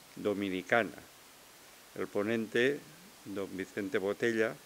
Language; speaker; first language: Spanish; native; Spanish